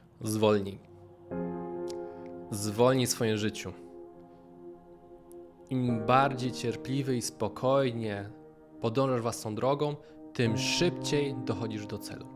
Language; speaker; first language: Polish; native; Polish